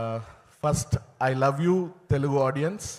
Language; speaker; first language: Telugu; non-native, learner; Tamil